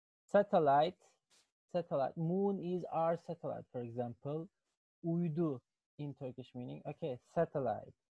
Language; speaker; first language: English; non-native, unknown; Turkish